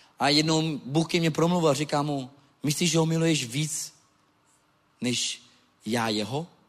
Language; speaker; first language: Czech; non-native, local second language; Romany